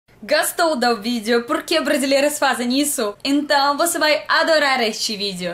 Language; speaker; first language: Portuguese; non-native, learner; Russian